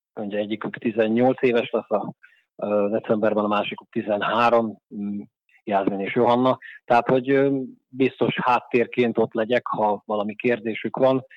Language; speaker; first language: Hungarian; native; Hungarian